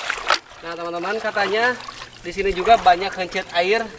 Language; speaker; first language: Indonesian; non-native, local second language; Sundanese